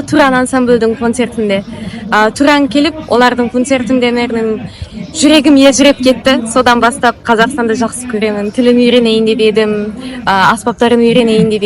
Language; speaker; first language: Kazakh; non-native, fluent; Hungarian